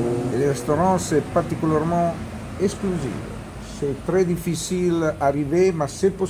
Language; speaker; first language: French; non-native, learner; Italian